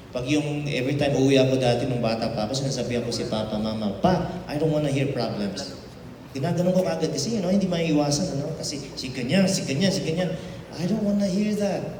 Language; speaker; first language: Filipino; native; Filipino